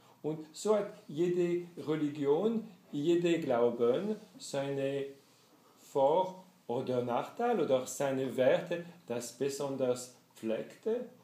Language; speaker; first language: German; non-native, fluent; French